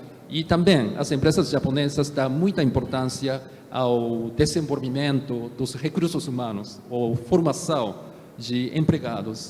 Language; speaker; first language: Portuguese; non-native, fluent; Japanese